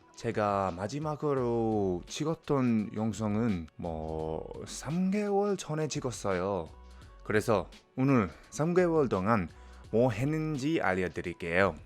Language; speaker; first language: Korean; non-native, fluent; English